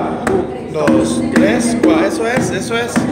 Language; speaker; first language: Spanish; native; Spanish